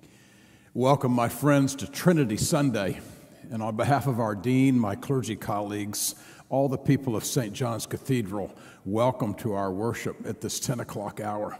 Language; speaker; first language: English; native; English